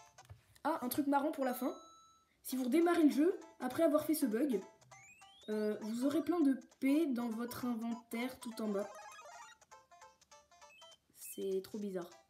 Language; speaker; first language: French; native; French